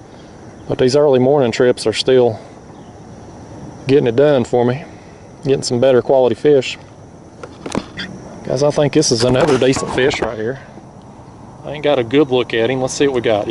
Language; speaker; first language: English; native; English